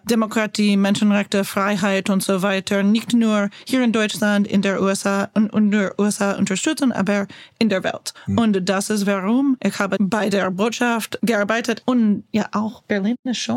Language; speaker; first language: German; non-native, learner; English